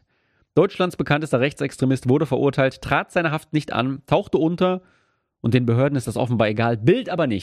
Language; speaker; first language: German; native; German